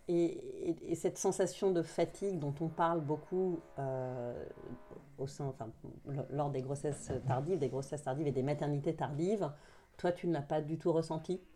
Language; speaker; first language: French; native; French